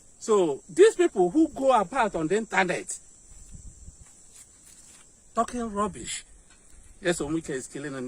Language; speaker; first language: English; non-native, local second language; Igbo